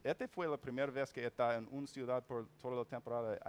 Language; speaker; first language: Spanish; non-native, learner; English